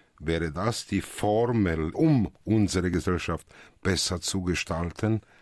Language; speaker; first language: German; early bilingual, other home language; Italian